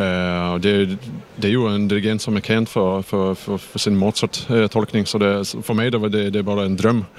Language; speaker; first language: Danish; non-native, fluent; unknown